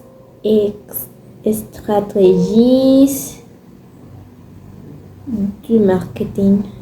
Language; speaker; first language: French; non-native, learner; Spanish